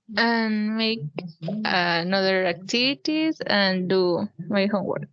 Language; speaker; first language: English; non-native, learner; Spanish